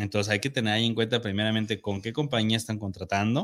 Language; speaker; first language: Spanish; native; Spanish